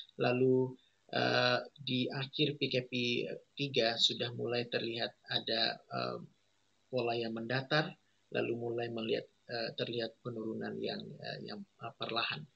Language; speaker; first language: Indonesian; native; Indonesian